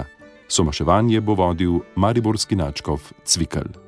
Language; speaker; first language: Slovenian; native; Slovenian